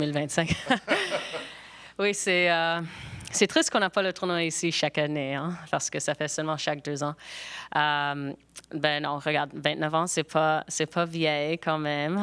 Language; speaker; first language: French; non-native, local second language; English